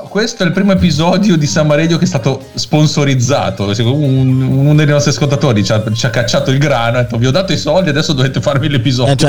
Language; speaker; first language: Italian; native; Italian